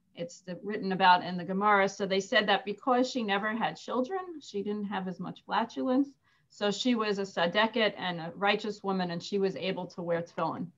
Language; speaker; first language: English; native; English